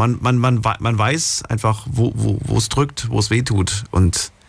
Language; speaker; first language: German; native; German